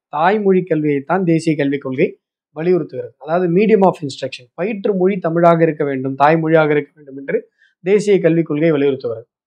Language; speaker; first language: Tamil; native; Tamil